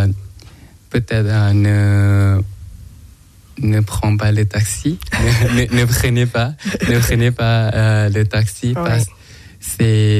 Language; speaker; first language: French; non-native, learner; Thai